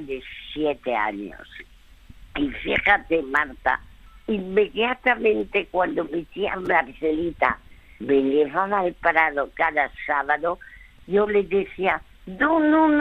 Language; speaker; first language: Spanish; early bilingual, other home language; French